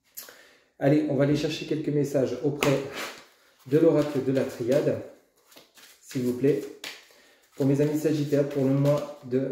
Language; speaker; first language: French; native; French